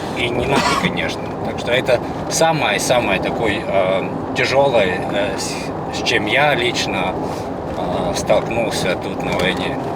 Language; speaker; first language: Russian; non-native, local second language; Latvian